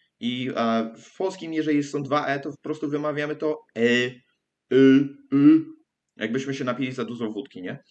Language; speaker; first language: Polish; early bilingual, heritage; English